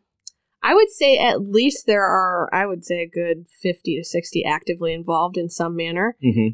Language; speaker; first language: English; native; English